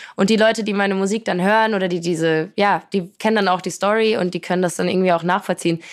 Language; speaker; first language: German; early bilingual, other home language; Polish